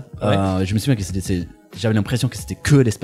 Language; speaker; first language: French; non-native, fluent; English